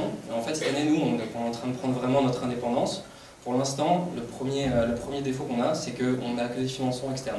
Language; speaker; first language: French; native; French